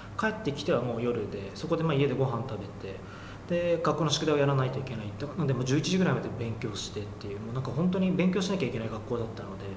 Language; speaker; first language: Japanese; native; Japanese